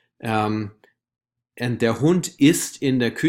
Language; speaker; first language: German; non-native, fluent; English